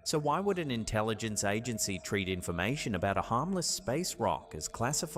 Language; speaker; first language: English; native; English